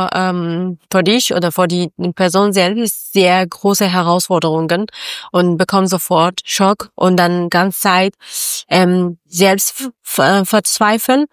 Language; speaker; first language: German; non-native, learner; Persian